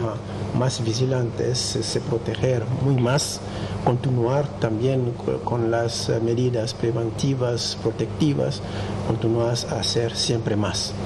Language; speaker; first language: Spanish; non-native, fluent; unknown